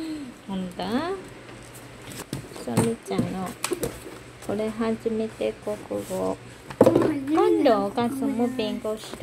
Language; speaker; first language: Japanese; non-native, learner; Vietnamese